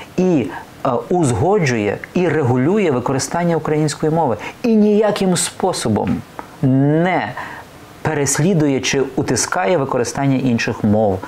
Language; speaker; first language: Ukrainian; native; Ukrainian